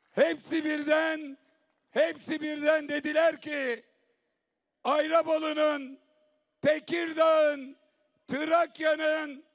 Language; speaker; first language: Turkish; native; Turkish